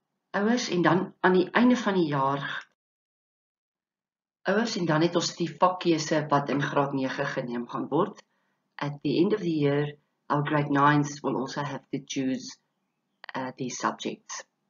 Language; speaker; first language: English; non-native, local second language; Afrikaans